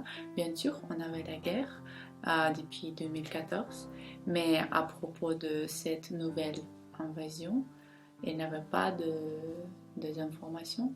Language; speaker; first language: French; non-native, fluent; Ukrainian